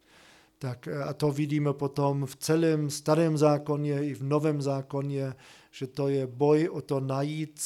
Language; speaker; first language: Czech; non-native, fluent; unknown